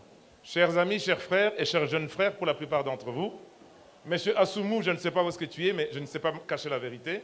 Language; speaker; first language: French; non-native, local second language; Lingala